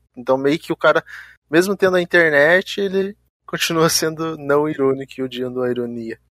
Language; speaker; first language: Portuguese; native; Portuguese